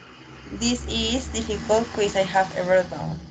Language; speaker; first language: English; non-native, learner; Spanish